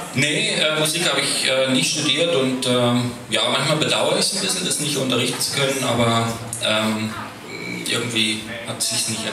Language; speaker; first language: German; native; German